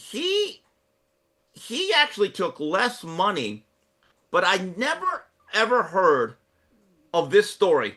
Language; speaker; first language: English; native; English